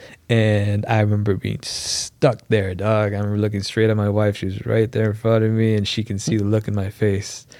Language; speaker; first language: English; early bilingual, other home language; Spanish